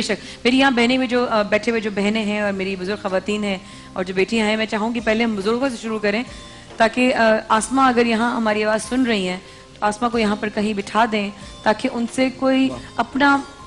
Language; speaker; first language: Urdu; native; Urdu